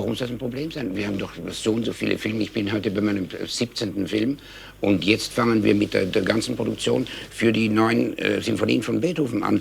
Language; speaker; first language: German; native; German